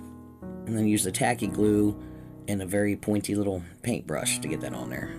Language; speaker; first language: English; native; English